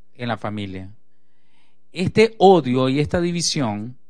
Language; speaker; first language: Spanish; native; Spanish